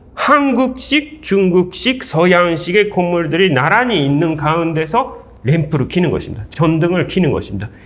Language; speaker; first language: Korean; non-native, fluent; Japanese